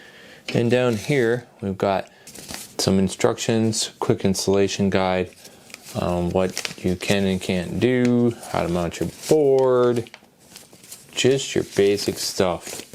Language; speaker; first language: English; native; English